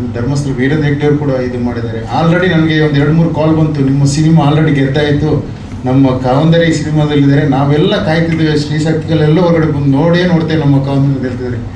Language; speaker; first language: Kannada; non-native, local second language; Tulu